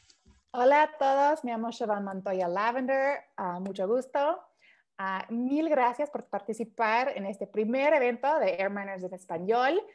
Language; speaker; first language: Spanish; early bilingual, heritage; Spanish